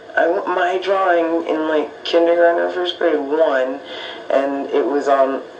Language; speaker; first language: English; native; English